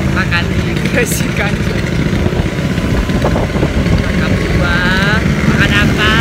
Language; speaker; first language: Indonesian; non-native, fluent; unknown